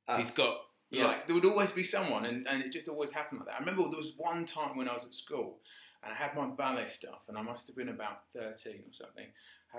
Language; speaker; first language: English; native; English